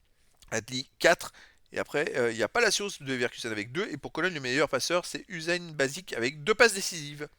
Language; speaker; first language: French; native; French